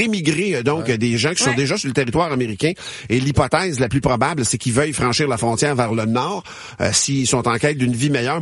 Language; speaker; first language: French; native; French